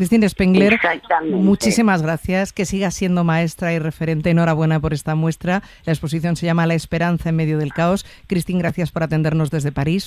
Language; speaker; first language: Spanish; native; Spanish